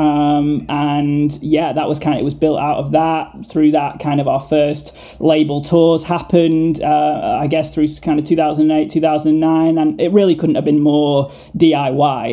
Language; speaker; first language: English; native; English